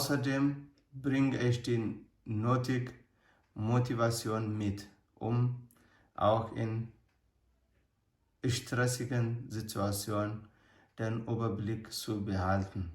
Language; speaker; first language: German; non-native, learner; Amharic